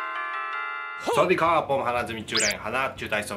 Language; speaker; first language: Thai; non-native, learner; Japanese